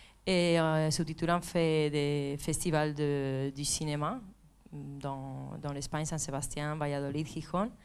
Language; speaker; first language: French; non-native, fluent; Spanish